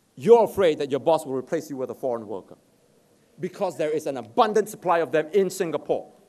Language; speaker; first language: English; native; English